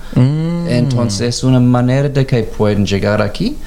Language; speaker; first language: Spanish; non-native, learner; English